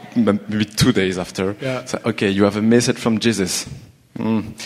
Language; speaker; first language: English; non-native, learner; French